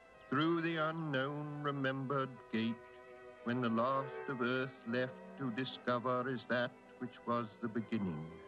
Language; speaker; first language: English; native; English